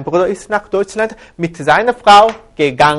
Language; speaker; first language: German; non-native, fluent; Korean